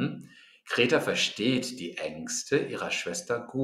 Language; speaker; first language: German; non-native, fluent; English